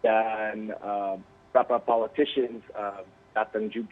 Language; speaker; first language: Indonesian; early bilingual, heritage; Indonesian